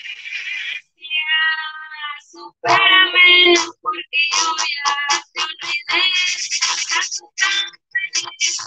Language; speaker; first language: Spanish; native; Spanish